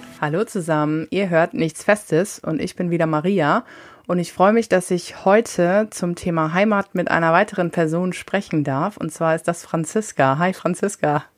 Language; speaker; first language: German; native; German